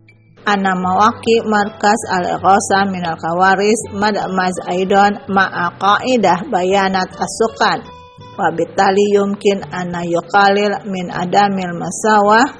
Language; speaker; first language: Arabic; non-native, learner; Indonesian